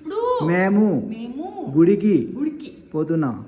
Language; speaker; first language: Telugu; non-native, learner; Hindi